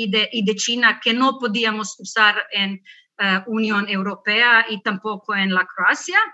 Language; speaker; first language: Spanish; non-native, learner; Croatian